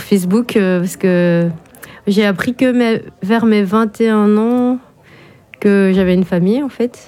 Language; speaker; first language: French; native; French